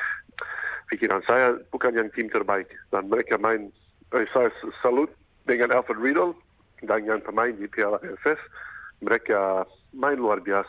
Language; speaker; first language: Indonesian; non-native, fluent; English